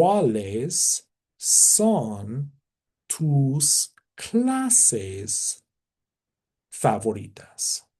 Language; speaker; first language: Spanish; non-native, fluent; English